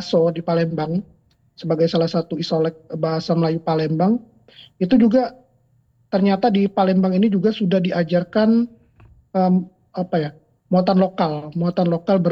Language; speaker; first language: Indonesian; non-native, local second language; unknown